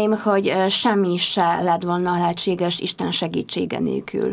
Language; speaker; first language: Hungarian; non-native, fluent; Polish